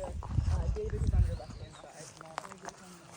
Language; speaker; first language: English; native; English